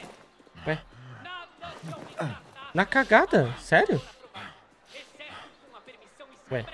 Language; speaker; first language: Portuguese; native; Portuguese